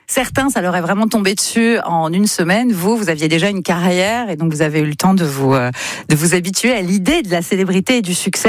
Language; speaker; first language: French; native; French